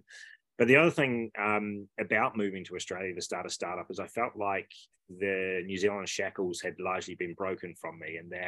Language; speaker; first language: English; native; English